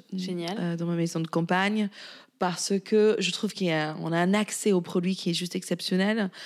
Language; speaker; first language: French; non-native, fluent; English